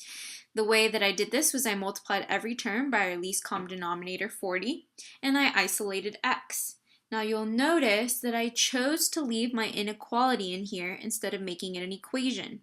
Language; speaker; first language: English; native; English